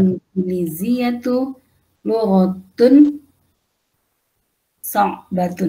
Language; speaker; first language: Arabic; non-native, learner; Indonesian